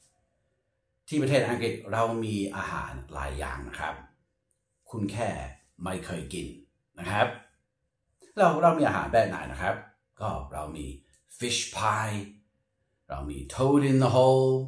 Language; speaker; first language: Thai; non-native, fluent; English